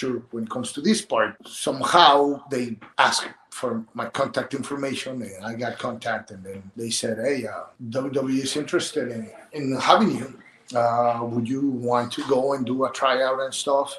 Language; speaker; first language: English; non-native, fluent; Spanish